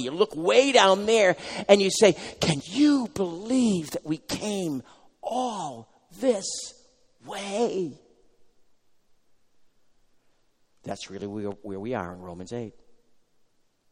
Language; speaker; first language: English; native; English